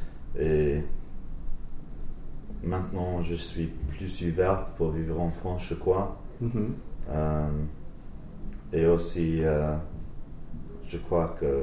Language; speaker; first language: French; non-native, learner; English